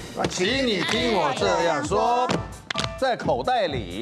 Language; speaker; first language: Chinese; native; Chinese